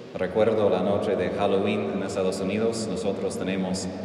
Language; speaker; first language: Spanish; non-native, fluent; English